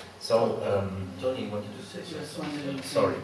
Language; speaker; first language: English; non-native, fluent; Spanish